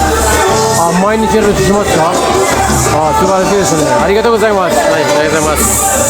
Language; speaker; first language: Japanese; non-native, learner; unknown